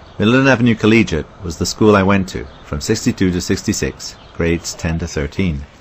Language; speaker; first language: English; native; English